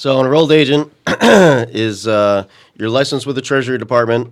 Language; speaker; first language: English; native; English